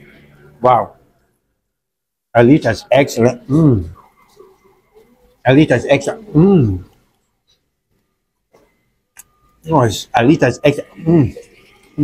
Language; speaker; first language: Spanish; non-native, learner; English